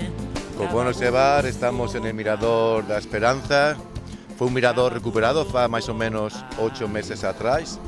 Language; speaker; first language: Spanish; non-native, fluent; Portuguese